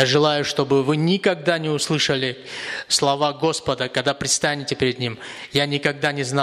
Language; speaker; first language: Russian; native; Russian